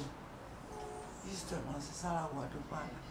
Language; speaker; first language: French; non-native, local second language; Guadeloupean Creole French